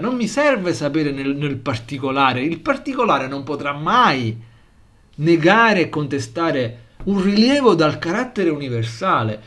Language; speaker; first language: Italian; native; Italian